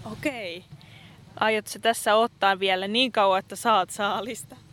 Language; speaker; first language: Finnish; native; Finnish